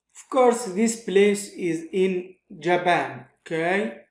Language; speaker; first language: English; non-native, fluent; Arabic